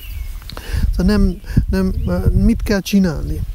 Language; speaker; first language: Hungarian; non-native, fluent; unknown